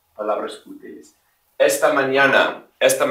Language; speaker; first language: Spanish; non-native, fluent; English